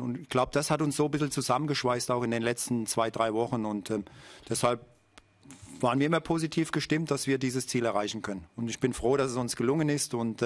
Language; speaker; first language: German; native; German